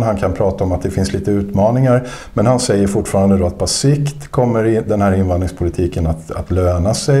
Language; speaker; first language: Swedish; native; Swedish